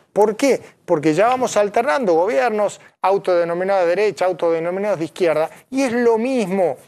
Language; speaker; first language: Spanish; native; Spanish